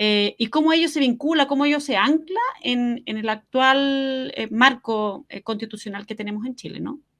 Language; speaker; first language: Spanish; native; Spanish